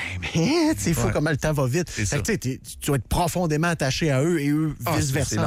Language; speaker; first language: French; native; French